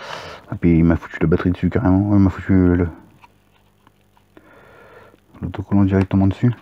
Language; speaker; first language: French; native; French